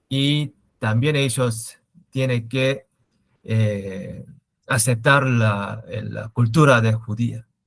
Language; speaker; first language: Spanish; non-native, learner; Korean